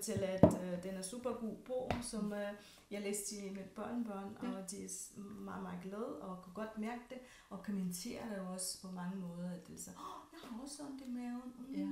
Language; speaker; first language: Danish; non-native, fluent; Russian